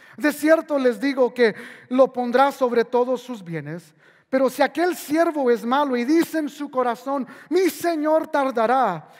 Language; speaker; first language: Spanish; early bilingual, heritage; Spanish